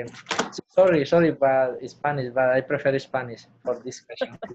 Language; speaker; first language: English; non-native, learner; Spanish